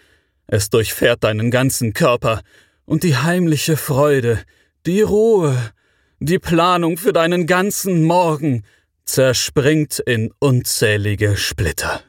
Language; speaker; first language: German; native; German